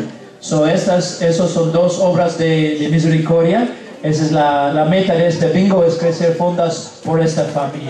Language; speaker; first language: Spanish; non-native, learner; English